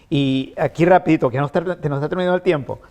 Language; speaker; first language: Spanish; native; Spanish